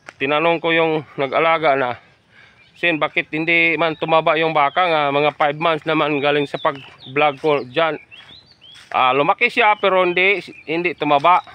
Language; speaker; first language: Filipino; non-native, local second language; Cebuano